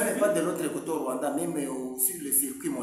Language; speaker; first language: French; non-native, local second language; Swahili